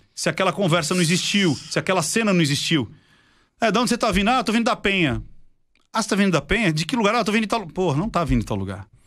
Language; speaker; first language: Portuguese; native; Portuguese